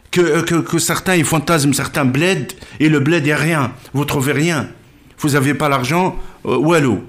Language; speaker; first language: French; non-native, local second language; Arabic